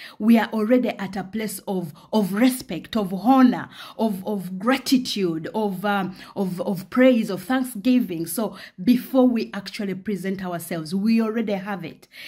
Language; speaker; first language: English; non-native, local second language; Ganda